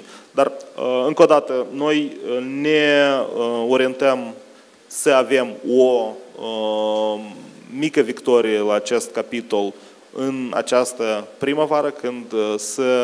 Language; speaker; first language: Romanian; native; Romanian